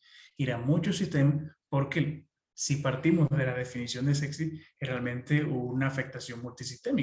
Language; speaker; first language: Spanish; native; Spanish